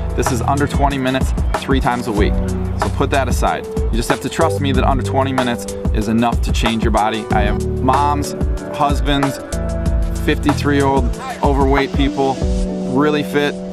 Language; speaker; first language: English; native; English